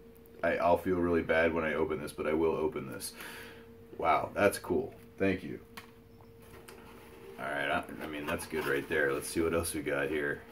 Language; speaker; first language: English; native; English